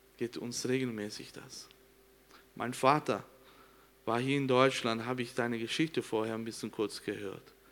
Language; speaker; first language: German; non-native, learner; Portuguese